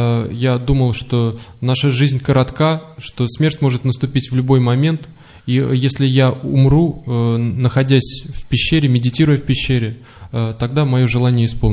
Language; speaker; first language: Russian; native; Russian